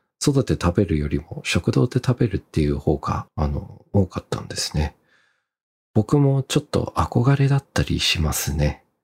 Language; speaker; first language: Japanese; early bilingual, heritage; Japanese